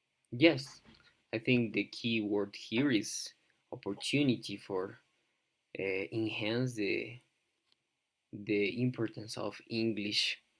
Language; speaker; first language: English; non-native, fluent; Spanish